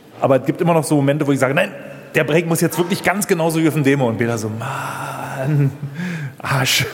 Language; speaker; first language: German; native; German